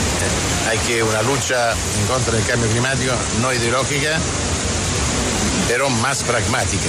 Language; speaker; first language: Spanish; non-native, fluent; Italian